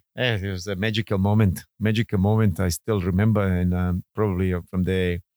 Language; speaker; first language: English; non-native, fluent; Bosnian